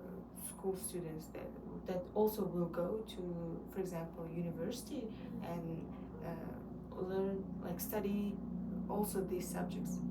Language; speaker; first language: English; non-native, learner; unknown